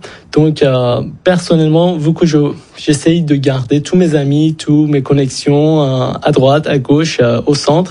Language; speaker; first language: French; non-native, fluent; Persian